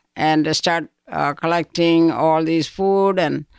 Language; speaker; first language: English; non-native, local second language; Malayalam